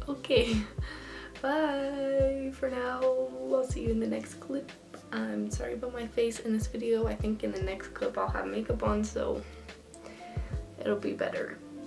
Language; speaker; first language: English; native; English